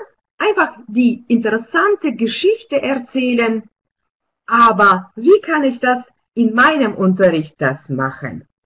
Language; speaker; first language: German; non-native, fluent; Russian